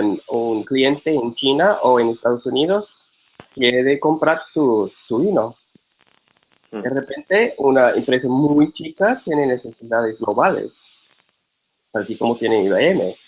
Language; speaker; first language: Spanish; non-native, fluent; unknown